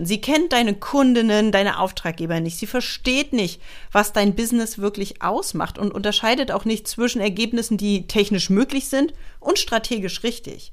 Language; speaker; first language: German; native; German